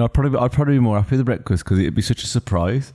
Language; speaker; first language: English; native; English